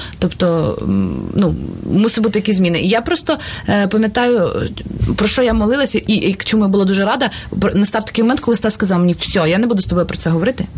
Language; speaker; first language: Ukrainian; non-native, local second language; Russian